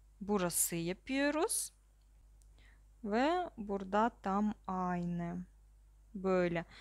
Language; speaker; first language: Turkish; non-native, learner; Russian